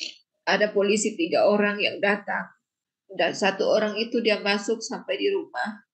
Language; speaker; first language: Indonesian; non-native, local second language; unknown